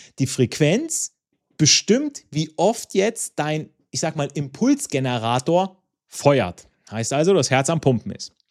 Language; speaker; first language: German; non-native, fluent; Italian